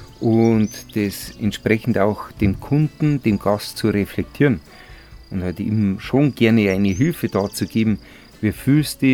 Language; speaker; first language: German; native; German